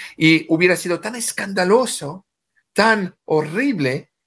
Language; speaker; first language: Spanish; non-native, fluent; French